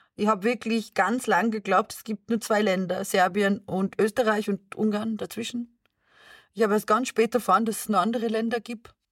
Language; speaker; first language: German; early bilingual, other home language; Serbian